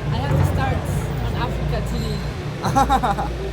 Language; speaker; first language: English; non-native, fluent; Spanish